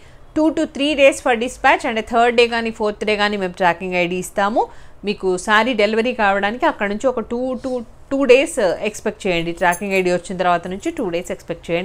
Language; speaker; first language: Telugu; native; Telugu